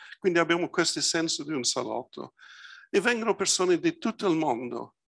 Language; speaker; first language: Italian; early bilingual, heritage; Italian